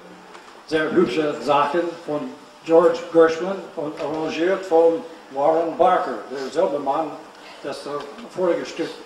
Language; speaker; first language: German; non-native, learner; English